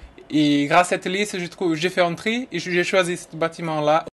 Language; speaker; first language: French; non-native, fluent; Portuguese